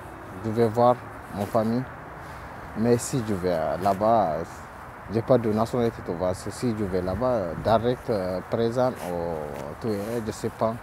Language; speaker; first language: French; non-native, learner; Oromo